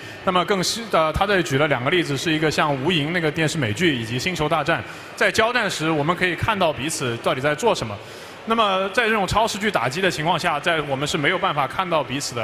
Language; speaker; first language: Chinese; native; Chinese